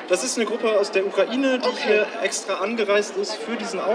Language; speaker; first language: German; native; German